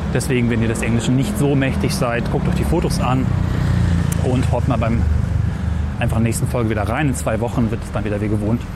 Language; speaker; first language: English; non-native, fluent; German